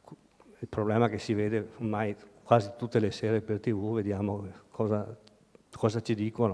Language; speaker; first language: Italian; native; Italian